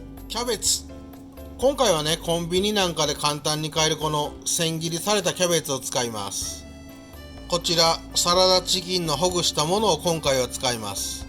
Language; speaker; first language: Japanese; native; Japanese